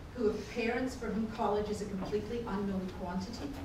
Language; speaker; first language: English; native; English